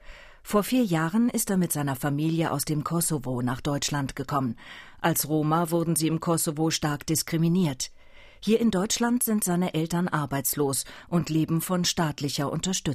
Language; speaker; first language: German; native; German